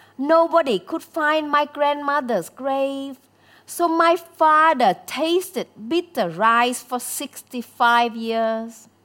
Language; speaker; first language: English; non-native, fluent; Vietnamese